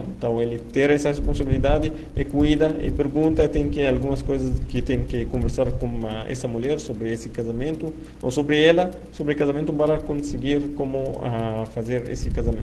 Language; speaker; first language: Portuguese; non-native, fluent; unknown